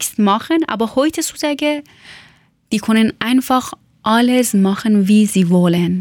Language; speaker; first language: German; non-native, learner; Persian